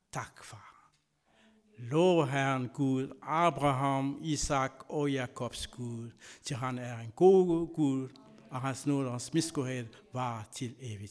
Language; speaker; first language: Danish; non-native, fluent; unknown